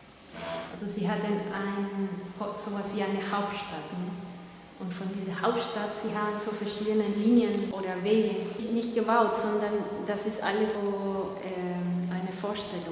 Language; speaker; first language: German; non-native, fluent; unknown